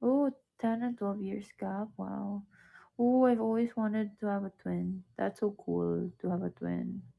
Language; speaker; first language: English; non-native, local second language; Filipino